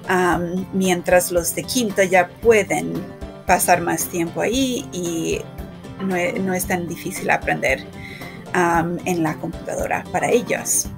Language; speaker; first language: Spanish; non-native, fluent; English